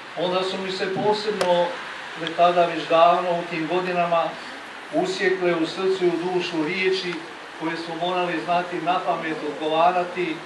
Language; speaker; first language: Croatian; native; Croatian